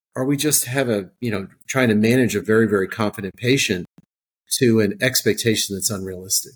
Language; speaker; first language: English; native; English